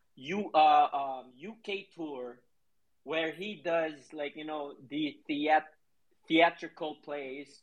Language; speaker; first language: English; non-native, local second language; Cebuano